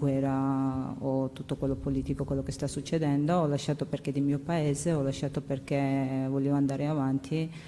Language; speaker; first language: Italian; non-native, learner; Georgian